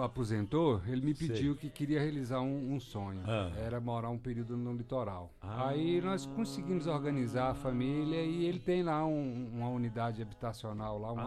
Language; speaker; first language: Portuguese; native; Portuguese